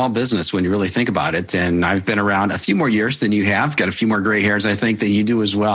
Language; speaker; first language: English; native; English